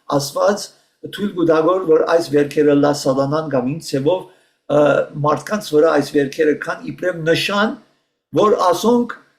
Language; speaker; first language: Armenian; early bilingual, heritage; Armenian